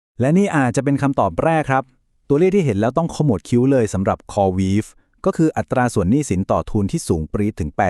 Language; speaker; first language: Thai; native; Thai